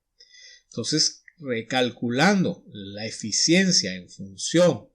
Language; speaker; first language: Spanish; native; Spanish